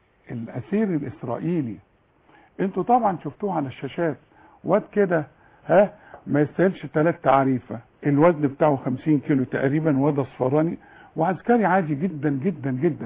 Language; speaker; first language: Arabic; native; Arabic